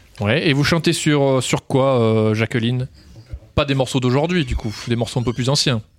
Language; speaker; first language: French; native; French